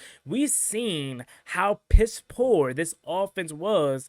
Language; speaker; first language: English; native; English